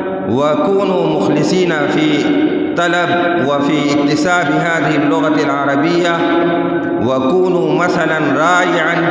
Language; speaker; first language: Arabic; non-native, fluent; Urdu